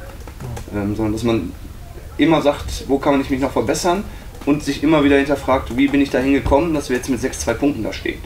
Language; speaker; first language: German; native; German